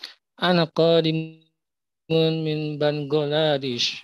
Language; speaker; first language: Arabic; non-native, learner; Indonesian